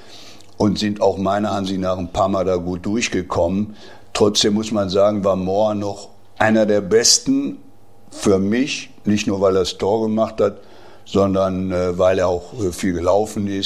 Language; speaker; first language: German; native; German